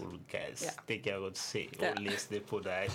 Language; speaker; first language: Danish; non-native, learner; French